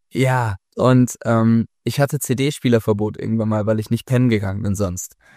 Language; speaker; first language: German; native; German